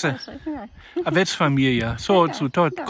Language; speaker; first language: Romanian; non-native, learner; German